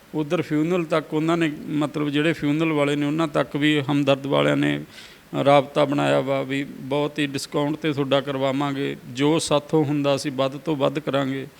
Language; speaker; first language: Punjabi; native; Punjabi